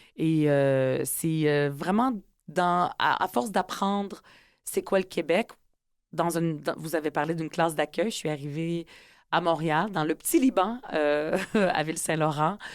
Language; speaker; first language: French; early bilingual, other home language; Arabic